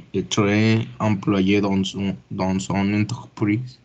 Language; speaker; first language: French; non-native, learner; Spanish